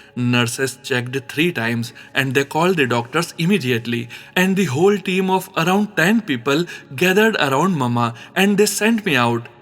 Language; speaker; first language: Hindi; native; Hindi